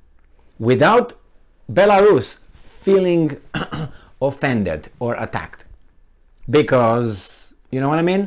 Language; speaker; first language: English; non-native, fluent; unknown